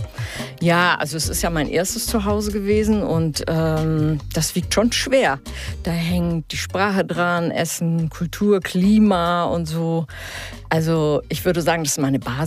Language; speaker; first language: German; early bilingual, heritage; German